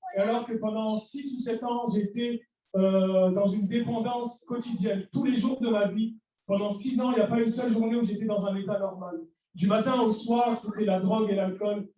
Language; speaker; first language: French; early bilingual, other home language; Arabic